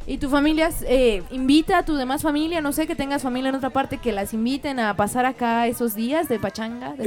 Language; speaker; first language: Spanish; native; Spanish